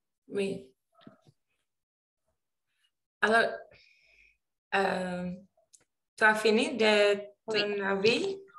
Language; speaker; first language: French; non-native, learner; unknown